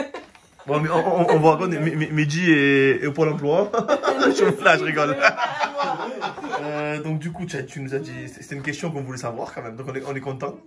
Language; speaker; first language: French; native; French